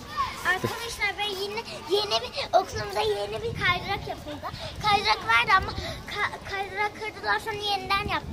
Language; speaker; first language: Turkish; early bilingual, heritage; Turkish